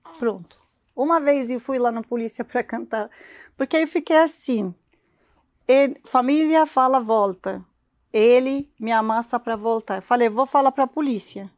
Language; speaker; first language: Portuguese; non-native, learner; Arabic